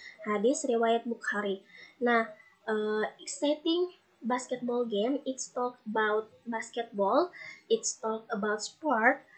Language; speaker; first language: English; non-native, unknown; Indonesian